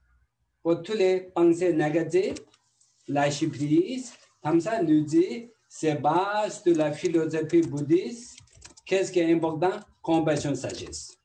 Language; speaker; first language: French; non-native, learner; Tibetan